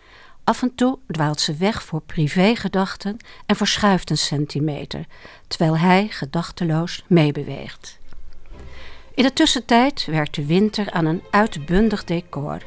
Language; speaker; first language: Dutch; native; Dutch